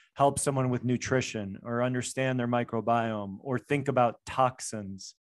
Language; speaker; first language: English; native; English